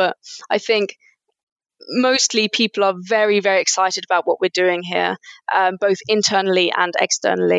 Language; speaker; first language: English; native; English